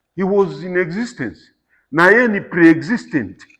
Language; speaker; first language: English; non-native, local second language; Swahili